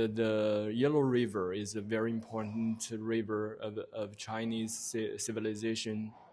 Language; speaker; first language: English; non-native, learner; Chinese